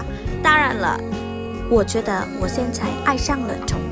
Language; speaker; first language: Chinese; non-native, learner; Indonesian